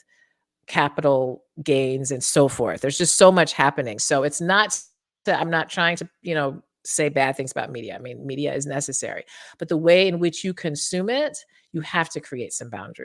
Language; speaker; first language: English; native; English